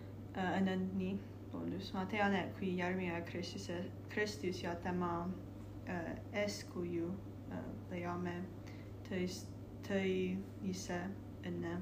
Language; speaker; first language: Estonian; non-native, learner; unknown